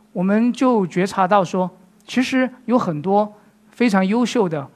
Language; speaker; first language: Chinese; native; Chinese